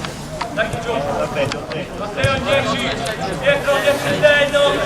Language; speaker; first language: Italian; native; Italian